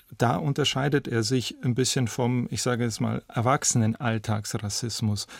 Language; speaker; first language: German; native; German